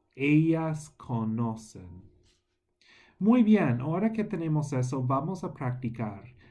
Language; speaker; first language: Spanish; non-native, fluent; English